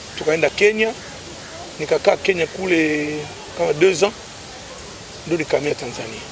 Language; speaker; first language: Swahili; non-native, local second language; Lingala